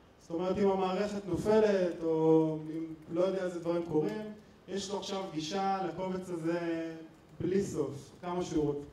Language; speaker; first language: Hebrew; native; Hebrew